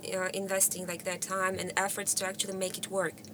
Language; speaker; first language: English; non-native, fluent; Russian